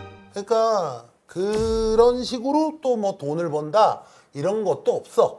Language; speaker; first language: Korean; native; Korean